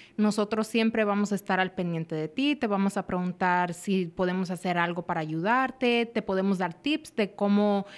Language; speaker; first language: Spanish; early bilingual, heritage; Spanish